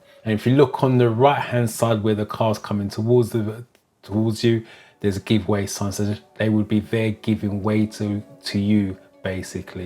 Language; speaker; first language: English; native; English